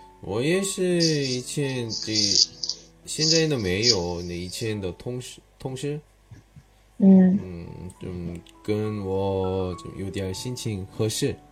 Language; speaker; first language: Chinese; non-native, learner; Korean